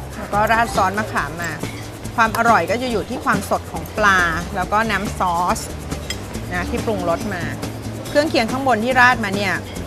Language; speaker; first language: Thai; native; Thai